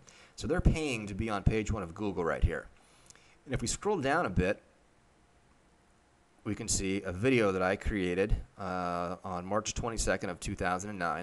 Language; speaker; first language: English; native; English